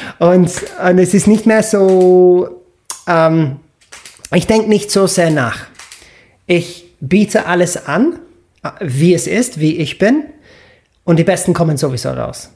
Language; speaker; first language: German; non-native, fluent; English